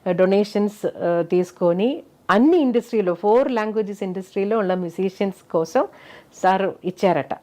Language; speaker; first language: Telugu; non-native, fluent; Malayalam